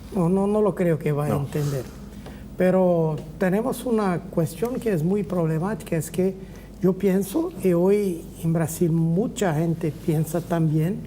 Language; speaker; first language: Spanish; non-native, fluent; Portuguese